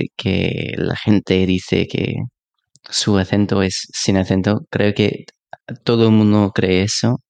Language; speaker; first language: Spanish; non-native, fluent; English